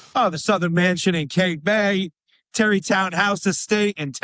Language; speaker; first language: English; native; English